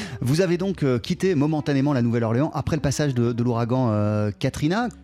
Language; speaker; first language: French; native; French